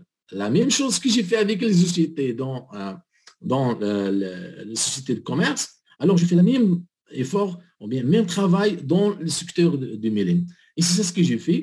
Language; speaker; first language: French; non-native, learner; Arabic